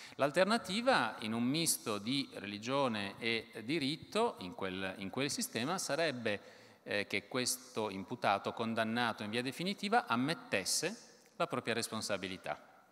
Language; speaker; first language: Italian; native; Italian